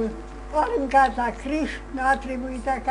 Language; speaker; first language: Romanian; non-native, local second language; Hungarian